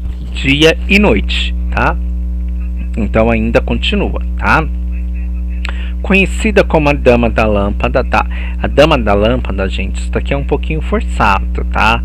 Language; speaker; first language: Portuguese; native; Portuguese